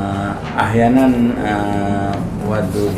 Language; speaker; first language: Arabic; non-native, learner; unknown